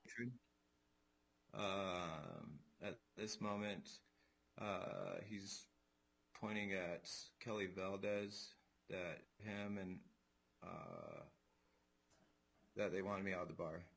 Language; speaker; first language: English; native; English